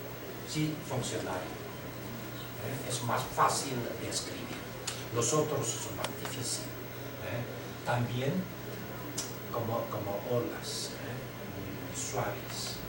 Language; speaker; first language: Spanish; non-native, learner; Chinese